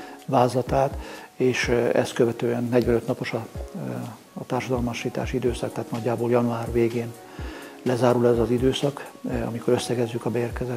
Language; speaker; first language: Hungarian; native; Hungarian